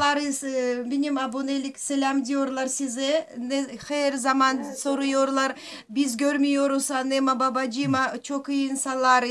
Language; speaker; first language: Turkish; non-native, learner; Russian